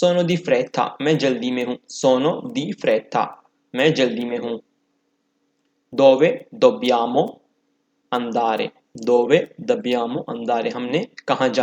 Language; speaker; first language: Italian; non-native, fluent; Urdu